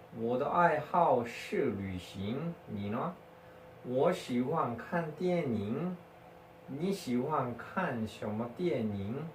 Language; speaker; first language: Chinese; non-native, fluent; Korean